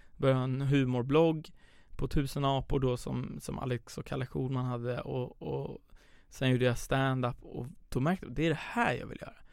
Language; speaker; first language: Swedish; early bilingual, other home language; Persian